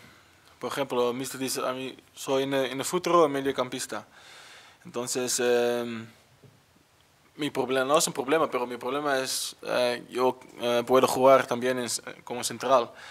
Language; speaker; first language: Spanish; non-native, learner; Dutch